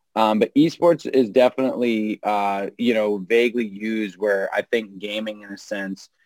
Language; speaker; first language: English; native; English